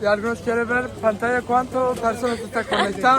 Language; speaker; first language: Spanish; non-native, learner; Turkish